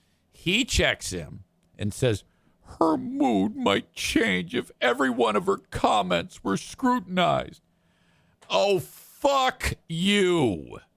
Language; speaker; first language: English; native; English